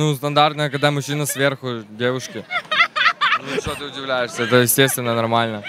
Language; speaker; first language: Russian; native; Russian